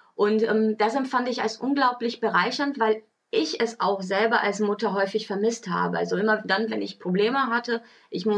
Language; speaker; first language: German; early bilingual, other home language; Portuguese